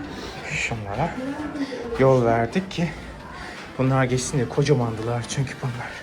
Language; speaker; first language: Turkish; native; Turkish